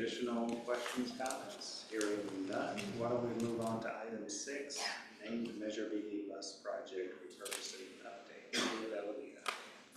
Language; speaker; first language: English; native; English